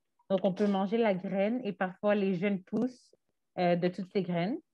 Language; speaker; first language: French; native; French